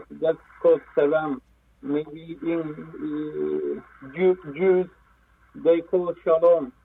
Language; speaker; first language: English; non-native, learner; Turkish